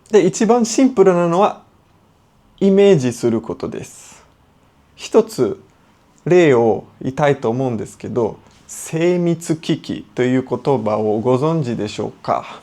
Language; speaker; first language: Japanese; non-native, fluent; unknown